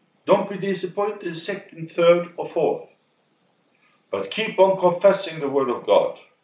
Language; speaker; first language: English; non-native, fluent; Norwegian